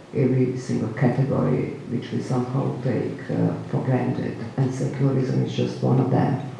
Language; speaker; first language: English; non-native, fluent; Croatian